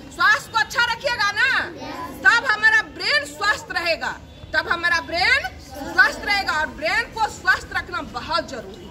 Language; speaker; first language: Hindi; native; Hindi